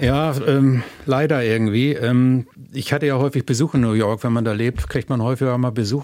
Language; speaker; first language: German; native; German